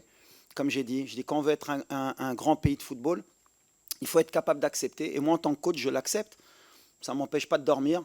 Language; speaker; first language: French; native; French